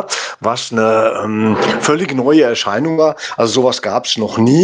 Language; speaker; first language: German; native; German